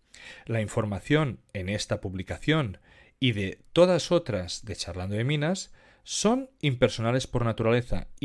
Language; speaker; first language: Spanish; native; Spanish